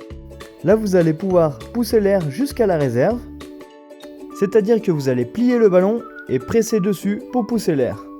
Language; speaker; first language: French; native; French